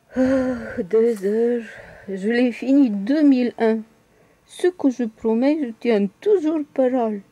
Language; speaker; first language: French; non-native, fluent; Bulgarian